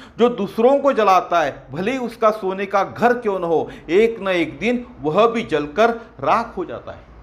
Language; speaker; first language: Hindi; non-native, local second language; Marathi